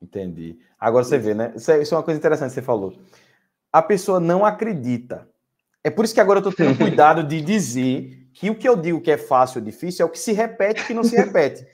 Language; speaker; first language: Portuguese; native; Portuguese